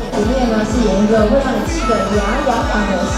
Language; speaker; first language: Chinese; native; Chinese